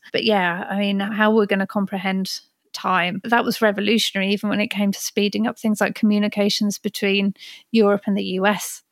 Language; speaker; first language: English; native; English